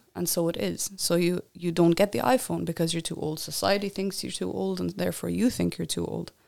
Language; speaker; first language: English; native; English